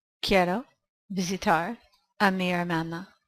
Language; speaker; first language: Spanish; non-native, fluent; English